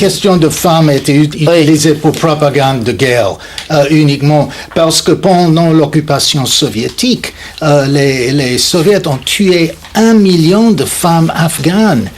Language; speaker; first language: French; non-native, fluent; English